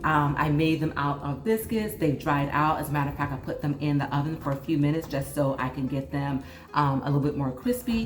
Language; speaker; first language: English; native; English